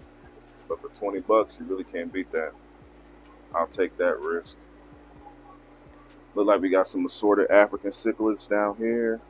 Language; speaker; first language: English; native; English